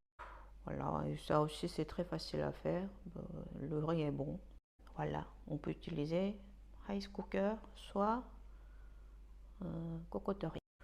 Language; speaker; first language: French; non-native, fluent; Korean